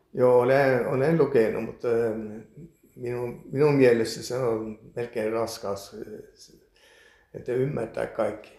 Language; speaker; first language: Finnish; early bilingual, heritage; Finnish